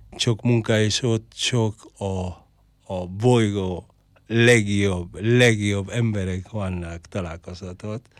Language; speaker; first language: Hungarian; non-native, learner; Spanish